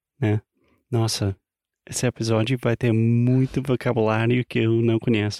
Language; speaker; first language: Portuguese; non-native, learner; English